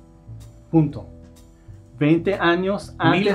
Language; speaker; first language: Spanish; non-native, fluent; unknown